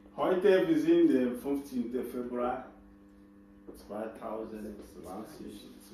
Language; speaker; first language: German; non-native, learner; French